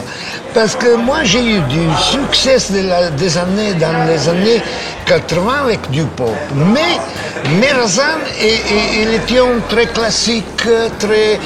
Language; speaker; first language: French; non-native, fluent; Italian